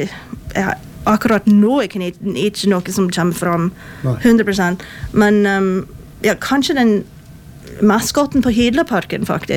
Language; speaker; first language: Norwegian; non-native, fluent; English